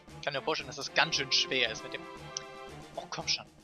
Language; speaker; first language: German; native; German